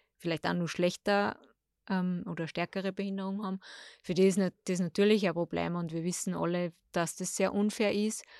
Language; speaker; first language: German; native; German